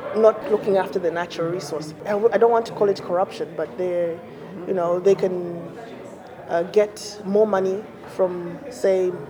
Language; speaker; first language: English; non-native, local second language; Bemba